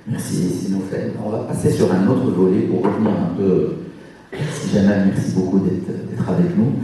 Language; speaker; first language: French; non-native, local second language; Arabic